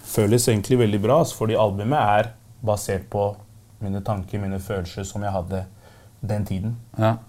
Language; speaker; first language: Norwegian; early bilingual, other home language; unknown